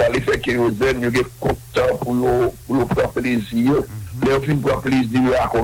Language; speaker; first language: French; non-native, local second language; Haitian Creole